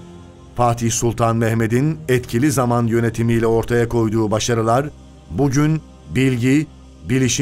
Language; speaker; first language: Turkish; native; Turkish